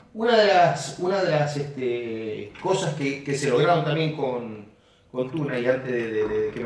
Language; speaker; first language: Spanish; native; Spanish